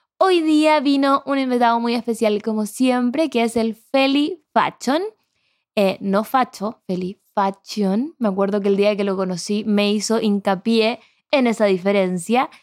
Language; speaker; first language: Spanish; native; Spanish